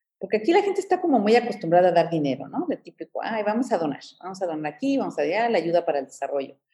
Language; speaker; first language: Spanish; early bilingual, heritage; Spanish